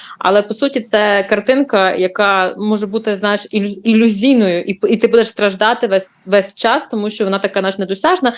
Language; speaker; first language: Ukrainian; native; Ukrainian